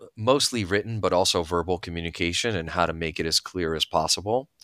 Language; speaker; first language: English; early bilingual, other home language; Bulgarian